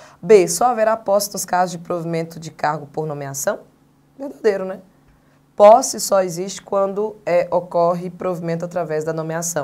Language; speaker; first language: Portuguese; native; Portuguese